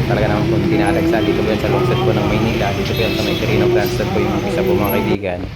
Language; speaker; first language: Filipino; native; Filipino